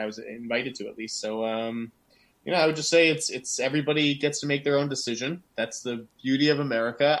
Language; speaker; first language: English; native; English